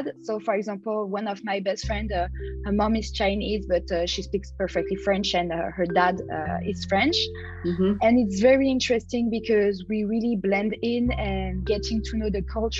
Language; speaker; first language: English; non-native, fluent; French